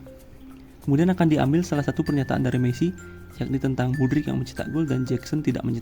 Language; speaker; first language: Indonesian; native; Indonesian